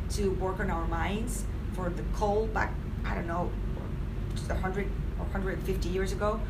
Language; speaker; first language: English; non-native, fluent; Spanish